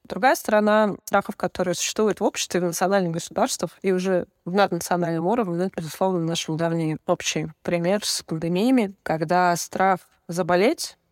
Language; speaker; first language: Russian; native; Russian